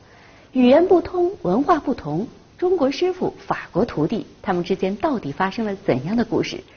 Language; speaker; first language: Chinese; native; Chinese